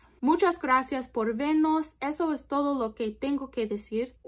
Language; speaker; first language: Spanish; non-native, learner; English